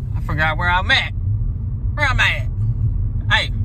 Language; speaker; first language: English; native; English